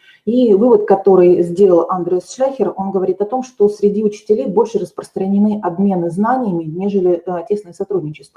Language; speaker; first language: Russian; native; Russian